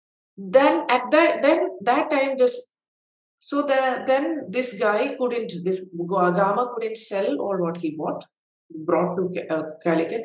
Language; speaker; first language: English; non-native, local second language; Malayalam